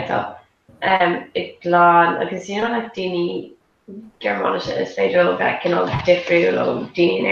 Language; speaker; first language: Irish; non-native, local second language; English